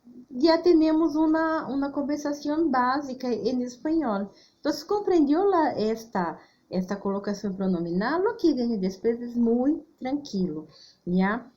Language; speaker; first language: Spanish; non-native, fluent; Portuguese